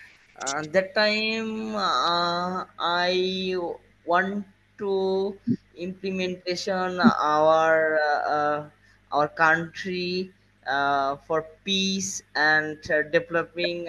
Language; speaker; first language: English; non-native, learner; Bangla